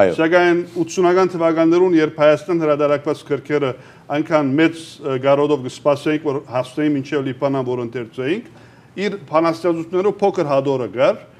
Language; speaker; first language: Armenian; early bilingual, heritage; Armenian